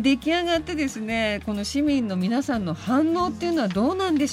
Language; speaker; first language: Japanese; native; Japanese